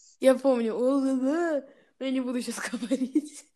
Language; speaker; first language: Russian; early bilingual, heritage; Russian